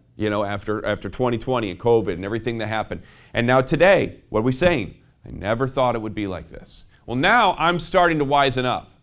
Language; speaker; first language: English; native; English